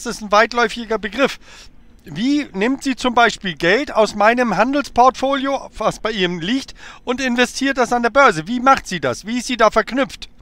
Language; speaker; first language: German; native; German